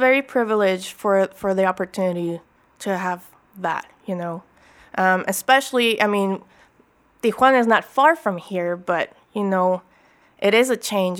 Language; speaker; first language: English; native; English